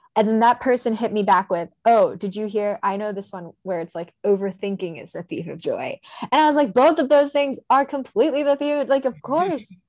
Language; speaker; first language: English; non-native, local second language; Japanese